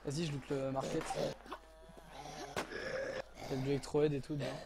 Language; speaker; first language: French; native; French